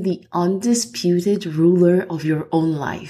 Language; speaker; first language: English; non-native, fluent; French